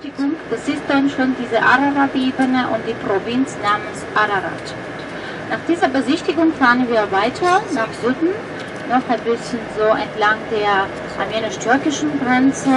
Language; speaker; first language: German; non-native, fluent; Armenian